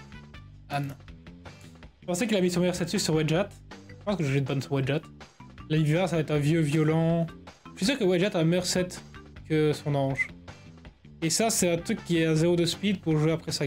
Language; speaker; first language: French; native; French